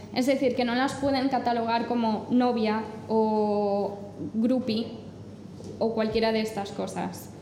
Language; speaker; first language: Spanish; non-native, fluent; English